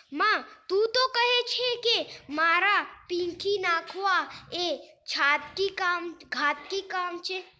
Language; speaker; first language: Hindi; non-native, local second language; Gujarati